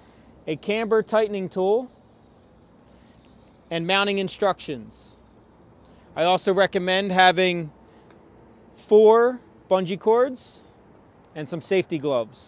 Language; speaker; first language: English; native; English